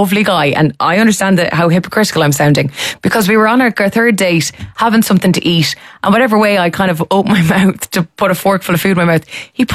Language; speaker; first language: English; native; English